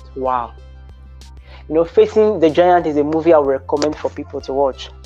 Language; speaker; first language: English; non-native, local second language; Bini